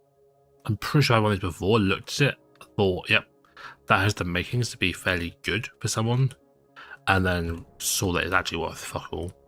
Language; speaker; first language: English; native; English